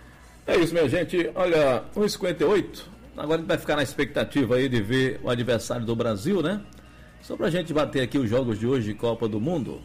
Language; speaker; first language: Portuguese; native; Portuguese